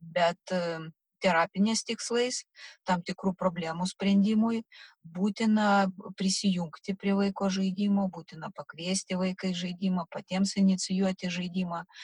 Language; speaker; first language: Lithuanian; non-native, local second language; Russian